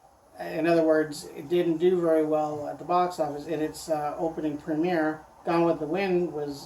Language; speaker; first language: English; native; English